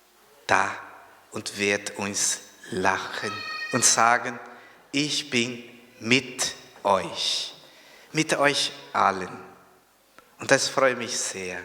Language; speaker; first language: German; non-native, fluent; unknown